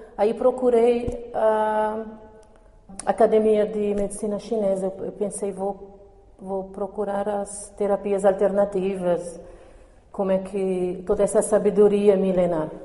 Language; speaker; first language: Portuguese; non-native, local second language; Kabuverdianu